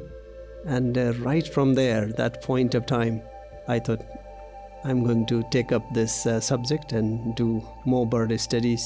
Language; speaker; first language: English; non-native, local second language; Nepali